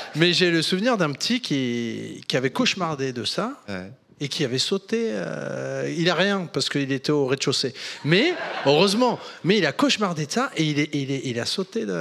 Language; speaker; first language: French; native; French